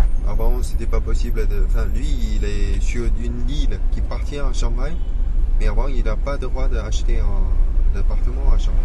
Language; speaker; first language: French; non-native, fluent; Chinese